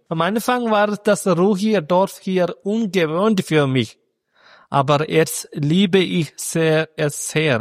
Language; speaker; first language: German; non-native, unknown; Malayalam